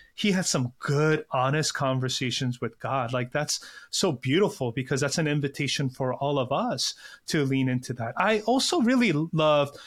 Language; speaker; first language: English; early bilingual, other home language; Korean